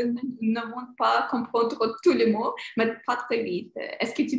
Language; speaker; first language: French; non-native, learner; Ukrainian